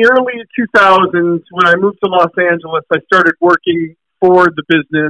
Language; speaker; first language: English; native; English